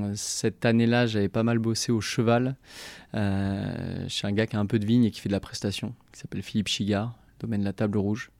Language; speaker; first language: French; native; French